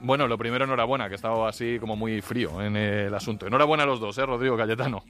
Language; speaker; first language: Spanish; native; Spanish